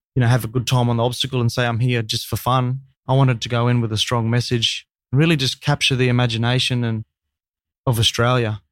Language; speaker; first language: English; native; English